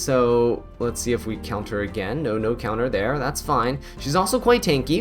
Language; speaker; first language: English; native; English